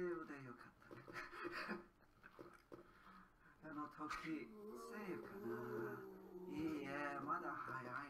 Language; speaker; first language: Japanese; non-native, learner; English